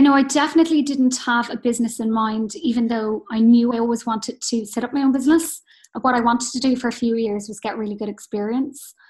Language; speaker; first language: English; native; English